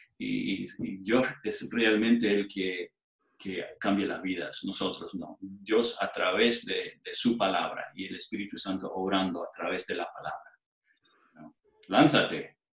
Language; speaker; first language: Spanish; non-native, fluent; English